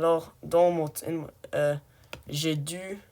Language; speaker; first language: French; non-native, learner; English